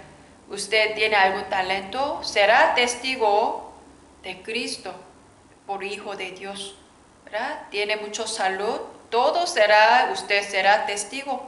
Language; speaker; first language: Spanish; non-native, learner; Korean